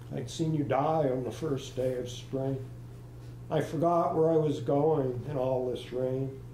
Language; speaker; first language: English; native; English